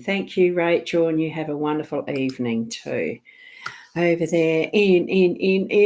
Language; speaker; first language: English; native; English